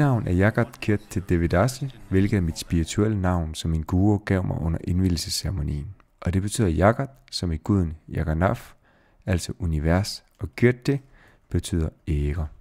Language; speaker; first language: Danish; native; Danish